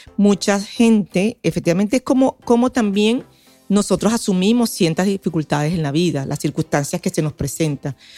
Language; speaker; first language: Spanish; native; Spanish